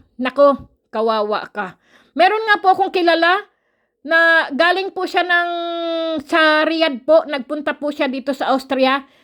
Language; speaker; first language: Filipino; native; Filipino